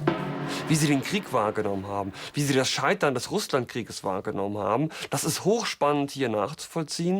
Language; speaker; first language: German; native; German